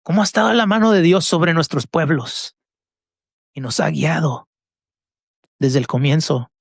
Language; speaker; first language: Spanish; early bilingual, heritage; Spanish